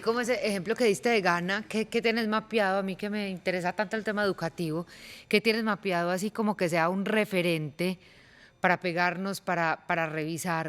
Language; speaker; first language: Spanish; native; Spanish